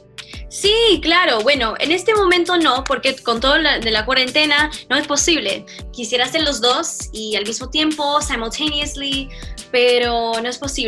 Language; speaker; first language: Spanish; early bilingual, heritage; Spanish